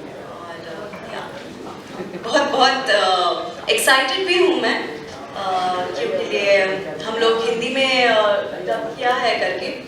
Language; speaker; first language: Hindi; non-native, local second language; Kannada